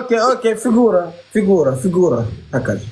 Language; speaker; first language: Russian; non-native, learner; Turkmen